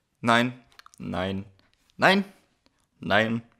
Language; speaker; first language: German; native; German